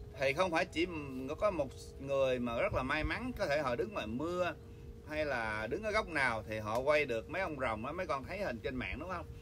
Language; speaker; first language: Vietnamese; early bilingual, heritage; Vietnamese